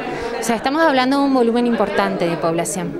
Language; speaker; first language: Spanish; native; Spanish